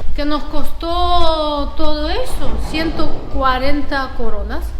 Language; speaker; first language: Spanish; non-native, fluent; Russian